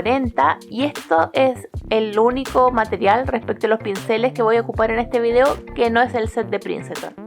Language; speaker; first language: Spanish; native; Spanish